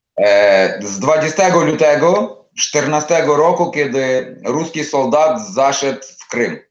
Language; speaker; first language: Polish; non-native, learner; Ukrainian